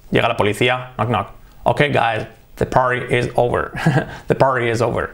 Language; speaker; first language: English; non-native, fluent; Spanish